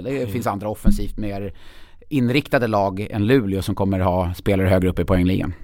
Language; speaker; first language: Swedish; native; Swedish